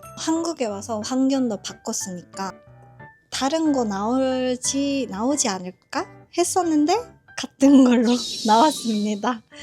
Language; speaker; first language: Korean; non-native, fluent; Japanese